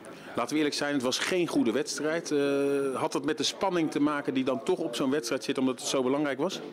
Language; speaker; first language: Dutch; native; Dutch